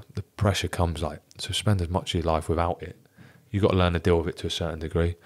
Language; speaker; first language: English; native; English